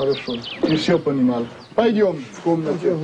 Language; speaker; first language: Russian; non-native, learner; French